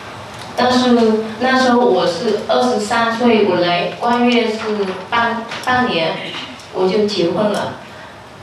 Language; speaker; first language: Chinese; non-native, fluent; Vietnamese